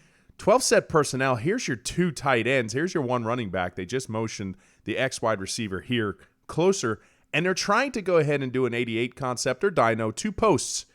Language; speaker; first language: English; native; English